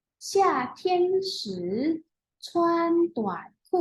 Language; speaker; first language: Chinese; non-native, fluent; Indonesian